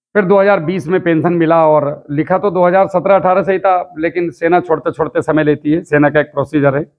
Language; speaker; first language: Hindi; native; Hindi